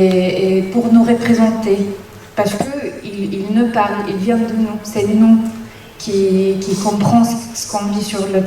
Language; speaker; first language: French; non-native, fluent; Arabic